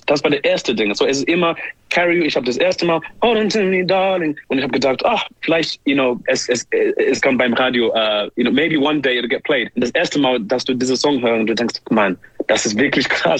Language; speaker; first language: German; non-native, learner; English